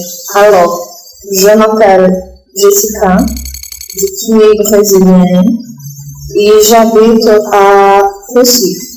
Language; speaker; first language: French; non-native, learner; Portuguese